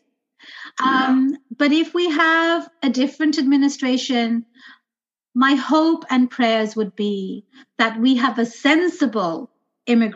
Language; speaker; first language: English; native; English